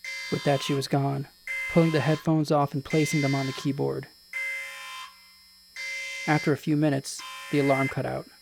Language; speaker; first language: English; native; English